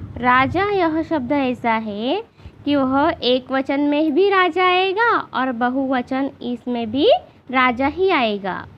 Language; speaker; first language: Hindi; non-native, local second language; Marathi